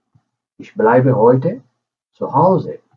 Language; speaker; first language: German; non-native, fluent; Urdu